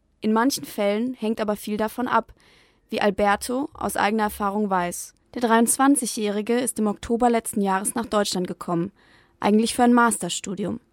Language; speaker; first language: German; native; German